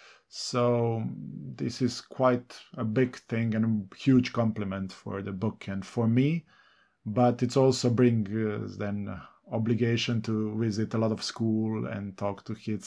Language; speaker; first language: English; non-native, fluent; Serbian